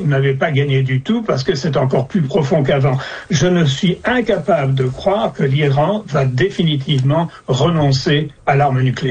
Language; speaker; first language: French; native; French